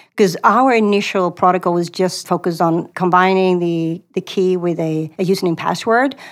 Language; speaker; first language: English; non-native, fluent; Swedish